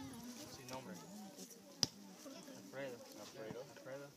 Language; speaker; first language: Spanish; non-native, learner; English